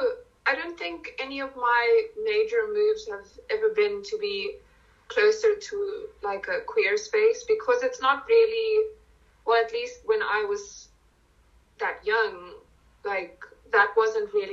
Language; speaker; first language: English; non-native, local second language; Afrikaans